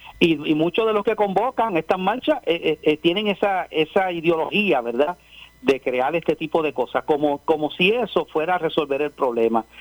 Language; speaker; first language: Spanish; native; Spanish